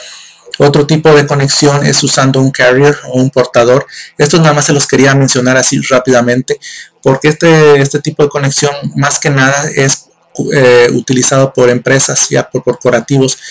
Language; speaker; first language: Spanish; native; Spanish